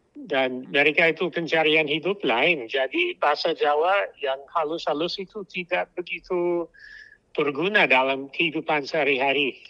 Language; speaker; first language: Indonesian; non-native, fluent; English